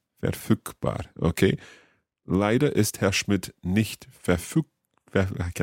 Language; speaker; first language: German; non-native, learner; English